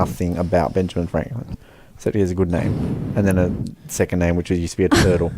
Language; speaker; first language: English; native; English